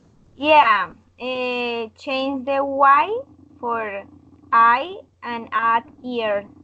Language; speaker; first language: English; non-native, learner; Spanish